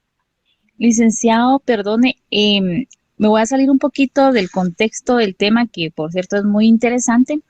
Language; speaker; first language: Spanish; native; Spanish